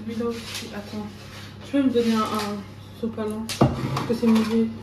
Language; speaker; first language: French; native; French